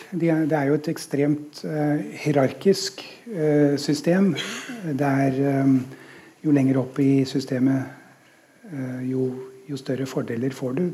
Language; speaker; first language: Norwegian; non-native, fluent; English